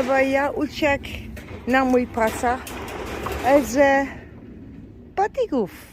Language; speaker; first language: Polish; non-native, learner; Dutch